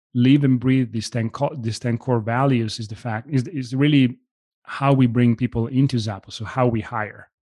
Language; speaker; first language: English; non-native, fluent; Italian